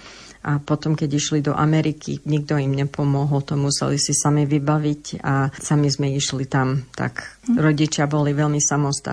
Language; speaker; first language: Slovak; early bilingual, heritage; English